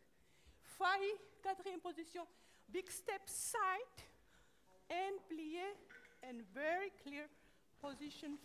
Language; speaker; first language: English; non-native, learner; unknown